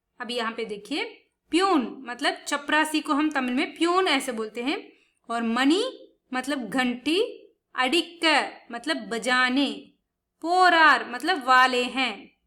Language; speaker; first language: Hindi; non-native, local second language; Tamil